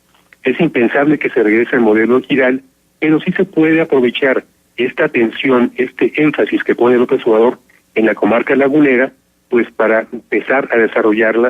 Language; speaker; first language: Spanish; native; Spanish